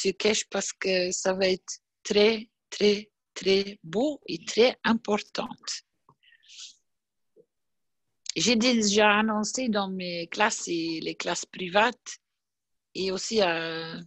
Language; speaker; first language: French; non-native, learner; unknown